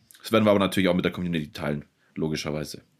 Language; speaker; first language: German; native; German